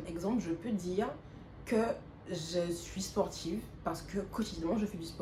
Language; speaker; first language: French; native; French